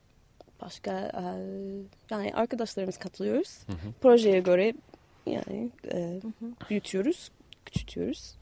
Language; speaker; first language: Turkish; non-native, fluent; English